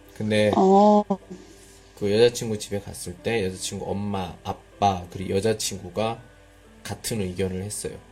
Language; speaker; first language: Korean; native; Korean